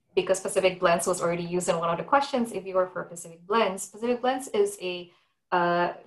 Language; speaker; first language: English; non-native, fluent; Indonesian